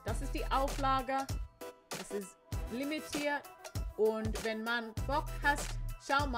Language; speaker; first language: German; non-native, learner; English